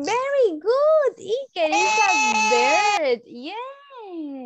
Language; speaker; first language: English; non-native, learner; Spanish